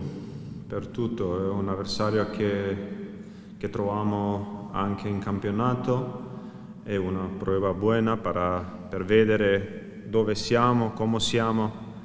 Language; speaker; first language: Italian; non-native, fluent; Croatian